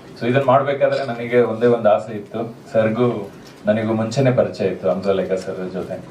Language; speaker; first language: Kannada; non-native, local second language; Tulu